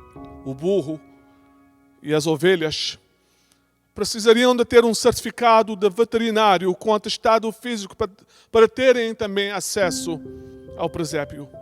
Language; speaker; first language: Portuguese; native; Portuguese